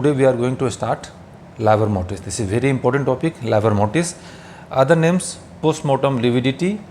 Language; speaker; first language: English; non-native, local second language; Hindi